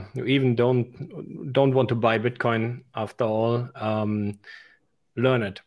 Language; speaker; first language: English; non-native, fluent; German